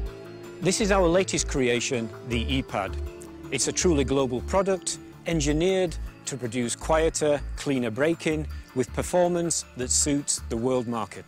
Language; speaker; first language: English; native; English